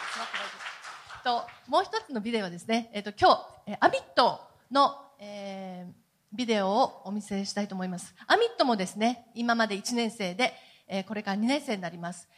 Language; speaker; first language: Japanese; native; Japanese